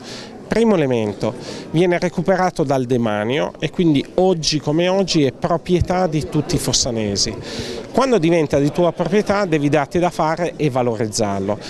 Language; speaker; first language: Italian; native; Italian